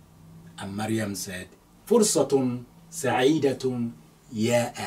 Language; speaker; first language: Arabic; non-native, fluent; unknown